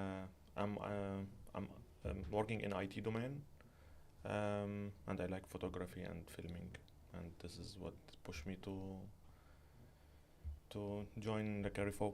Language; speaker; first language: English; non-native, learner; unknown